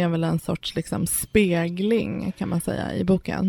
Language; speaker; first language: Swedish; early bilingual, other home language; Persian